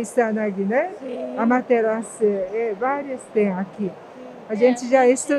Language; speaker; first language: Portuguese; non-native, fluent; Japanese